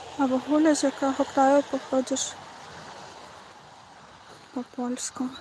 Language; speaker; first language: Polish; non-native, learner; Ukrainian